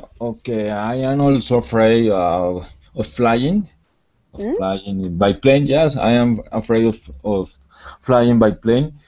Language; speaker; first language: English; non-native, learner; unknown